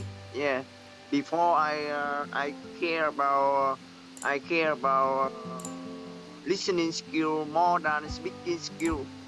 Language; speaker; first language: English; non-native, learner; Vietnamese